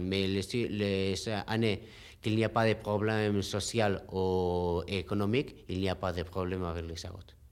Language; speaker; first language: French; non-native, learner; Spanish